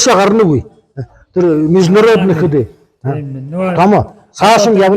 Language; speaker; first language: Mongolian; non-native, learner; Buriat